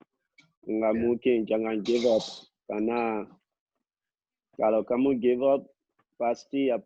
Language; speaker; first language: Indonesian; non-native, local second language; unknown